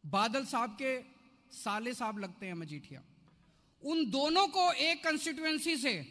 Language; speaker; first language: Hindi; native; Hindi